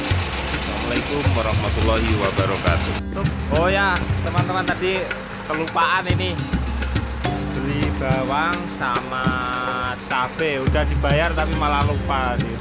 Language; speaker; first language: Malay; non-native, local second language; Javanese